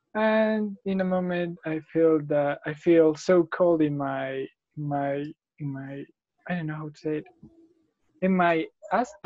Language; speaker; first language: English; non-native, learner; Spanish